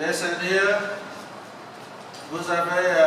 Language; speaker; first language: French; non-native, learner; Vietnamese